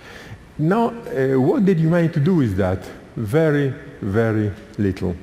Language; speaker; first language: English; non-native, fluent; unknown